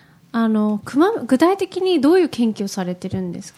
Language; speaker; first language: Japanese; early bilingual, heritage; Japanese